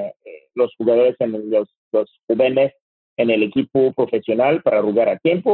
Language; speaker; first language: Spanish; non-native, learner; French